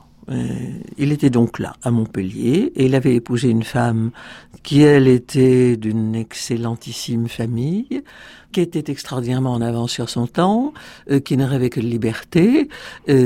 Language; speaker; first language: French; native; French